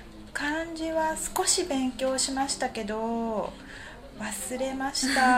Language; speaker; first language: Japanese; non-native, learner; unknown